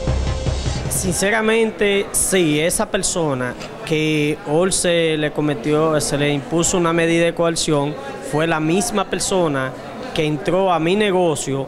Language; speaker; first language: Spanish; native; Spanish